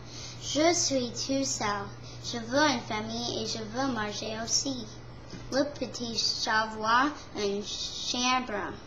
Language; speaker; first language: French; non-native, learner; English